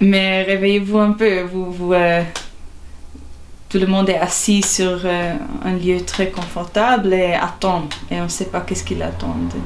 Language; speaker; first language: French; non-native, local second language; German